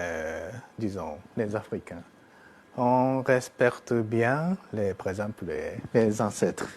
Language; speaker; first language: French; non-native, fluent; Japanese